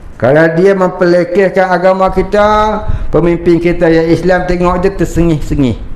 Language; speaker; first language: Malay; native; Malay